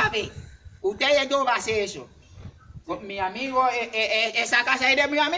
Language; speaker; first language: Spanish; non-native, learner; Haitian Creole